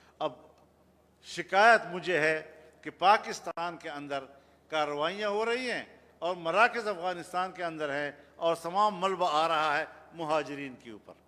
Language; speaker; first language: Urdu; non-native, local second language; Pashto